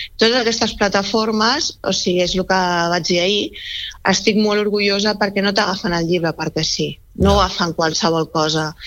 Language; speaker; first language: Catalan; native; Catalan